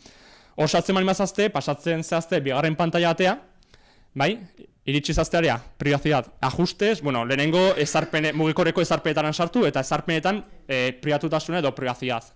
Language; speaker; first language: Basque; native; Basque